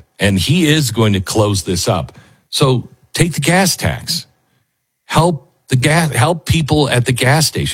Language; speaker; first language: English; native; English